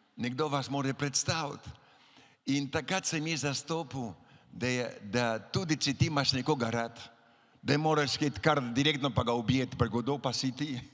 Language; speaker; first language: Slovenian; early bilingual, heritage; Slovenian